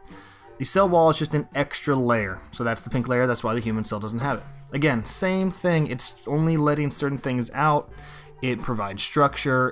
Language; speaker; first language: English; native; English